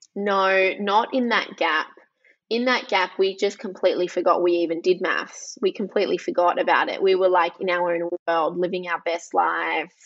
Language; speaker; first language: English; early bilingual, other home language; Greek